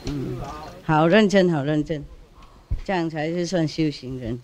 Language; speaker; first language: Chinese; non-native, fluent; Vietnamese